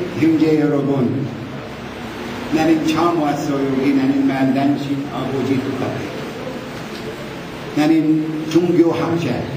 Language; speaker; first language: Korean; non-native, learner; Arabic